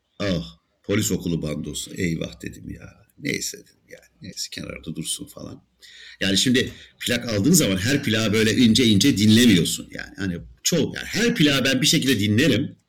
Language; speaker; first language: Turkish; native; Turkish